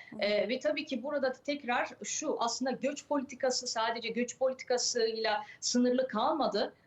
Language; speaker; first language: Turkish; early bilingual, other home language; French